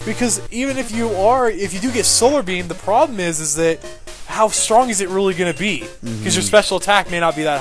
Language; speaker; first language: English; native; English